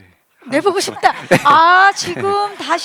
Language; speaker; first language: Korean; native; Korean